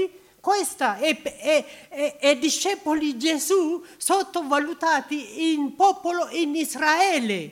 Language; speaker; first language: Italian; non-native, learner; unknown